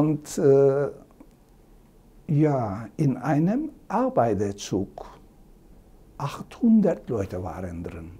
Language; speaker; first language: German; non-native, fluent; Turkish